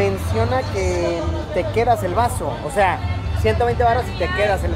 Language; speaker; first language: Spanish; native; Spanish